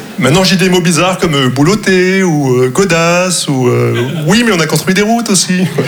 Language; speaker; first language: French; non-native, local second language; Arabic